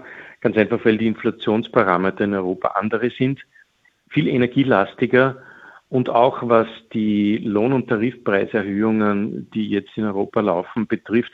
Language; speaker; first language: German; native; German